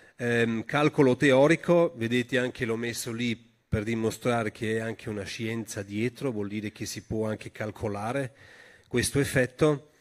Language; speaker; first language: Italian; non-native, local second language; German